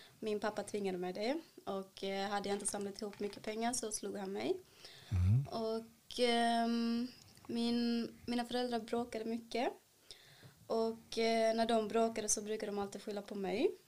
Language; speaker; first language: Swedish; early bilingual, other home language; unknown